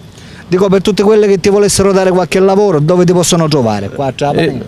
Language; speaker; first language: Italian; native; Italian